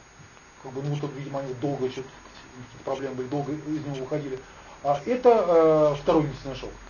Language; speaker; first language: Russian; native; Russian